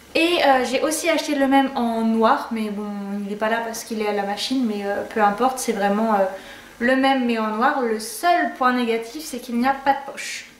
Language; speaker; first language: French; native; French